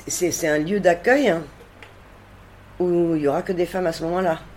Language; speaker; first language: French; native; French